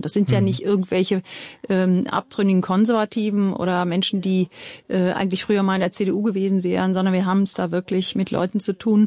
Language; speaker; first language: German; native; German